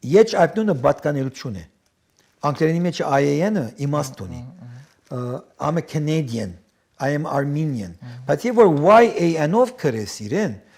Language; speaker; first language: Armenian; early bilingual, heritage; Armenian